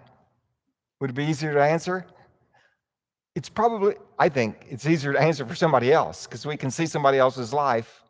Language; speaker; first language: English; native; English